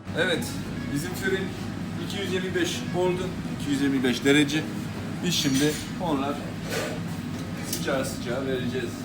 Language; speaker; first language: Turkish; non-native, learner; French